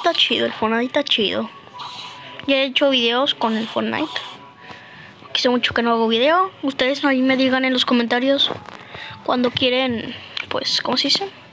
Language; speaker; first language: Spanish; native; Spanish